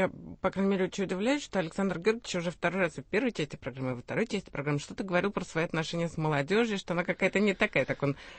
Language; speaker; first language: Russian; native; Russian